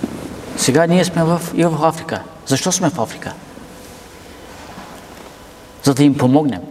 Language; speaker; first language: Bulgarian; non-native, local second language; Turkish